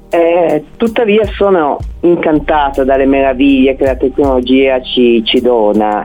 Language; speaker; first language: Italian; native; Italian